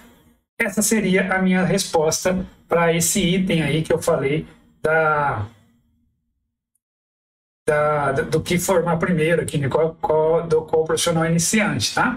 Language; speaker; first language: Portuguese; native; Portuguese